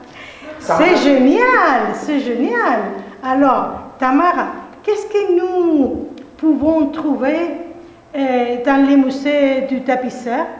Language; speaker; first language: French; non-native, fluent; Spanish